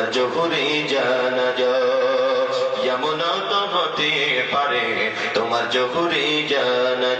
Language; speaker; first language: Bangla; non-native, local second language; Assamese